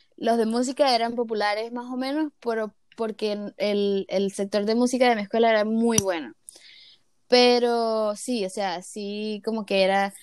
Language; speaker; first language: Spanish; native; Spanish